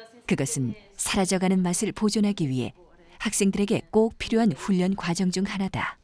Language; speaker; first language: Korean; native; Korean